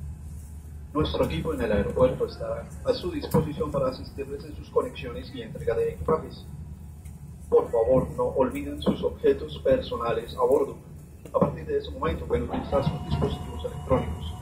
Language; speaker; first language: Spanish; native; Spanish